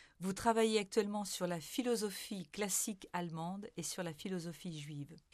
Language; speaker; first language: French; native; French